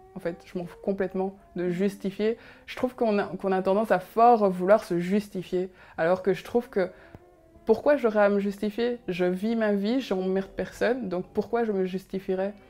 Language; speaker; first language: French; early bilingual, other home language; Kinyarwanda